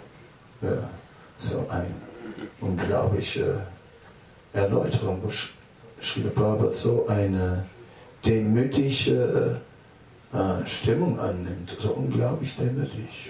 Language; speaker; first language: German; non-native, fluent; Dutch